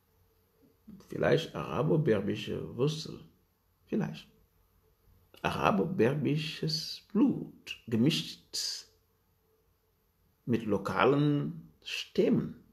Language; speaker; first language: German; non-native, learner; Wolof